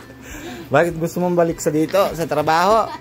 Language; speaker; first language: Filipino; non-native, fluent; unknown